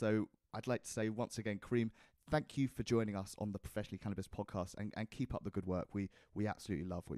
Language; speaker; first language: English; native; English